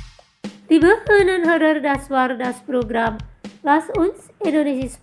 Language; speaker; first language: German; non-native, fluent; Indonesian